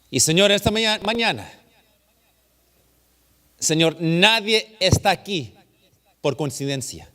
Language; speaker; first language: Spanish; early bilingual, heritage; English